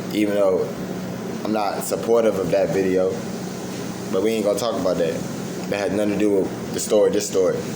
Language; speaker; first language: English; native; English